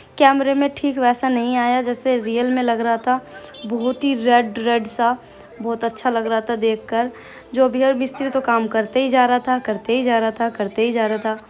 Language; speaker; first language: Hindi; non-native, local second language; Bangla